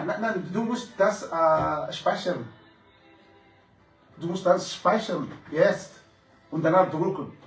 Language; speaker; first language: German; non-native, fluent; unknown